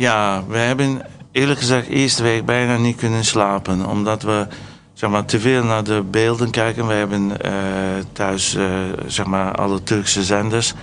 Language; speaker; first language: Dutch; non-native, fluent; Turkish